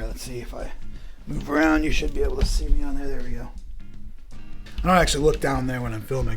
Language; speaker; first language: English; native; English